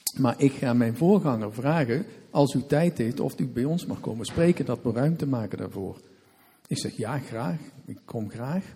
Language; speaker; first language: Dutch; native; Dutch